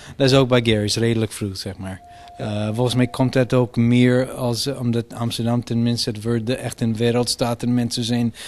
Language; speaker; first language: Dutch; non-native, fluent; English